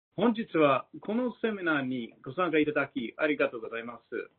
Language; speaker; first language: Japanese; non-native, learner; English